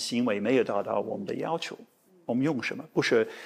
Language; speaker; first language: Chinese; non-native, fluent; English